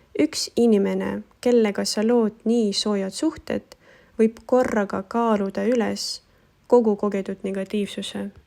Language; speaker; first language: Estonian; non-native, local second language; Russian